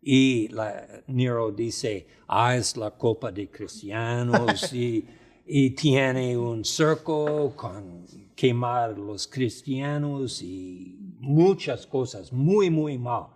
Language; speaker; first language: Spanish; non-native, fluent; English